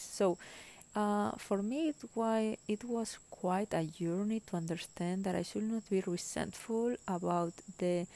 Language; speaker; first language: English; non-native, fluent; Spanish